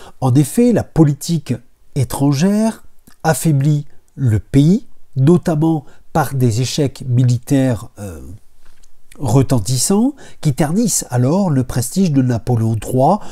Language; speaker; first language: French; native; French